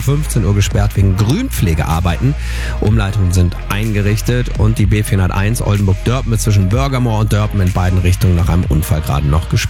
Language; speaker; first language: German; native; German